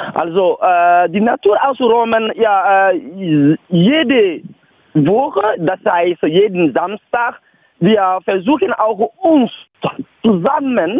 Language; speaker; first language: German; non-native, learner; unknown